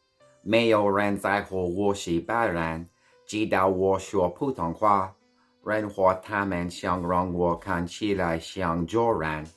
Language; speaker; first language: Chinese; non-native, learner; English